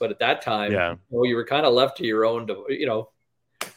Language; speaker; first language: English; native; English